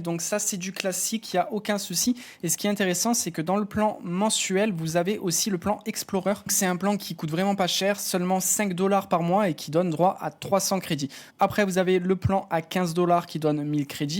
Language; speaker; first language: French; native; French